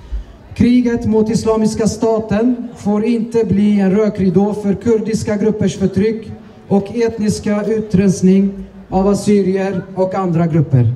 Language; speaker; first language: Swedish; early bilingual, other home language; Assyrian Neo-Aramaic